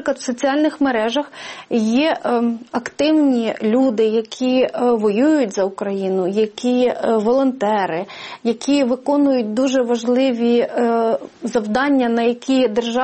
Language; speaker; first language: Ukrainian; native; Ukrainian